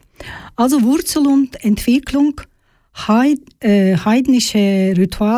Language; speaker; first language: German; non-native, learner; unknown